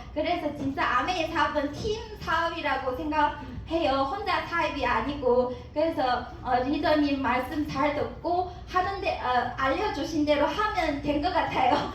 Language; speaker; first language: Korean; non-native, learner; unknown